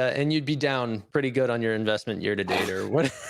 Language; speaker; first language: English; native; English